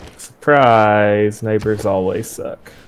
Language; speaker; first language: English; native; English